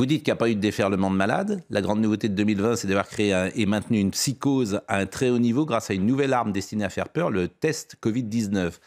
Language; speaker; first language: French; native; French